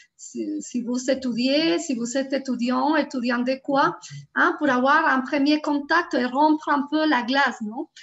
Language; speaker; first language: French; non-native, fluent; Spanish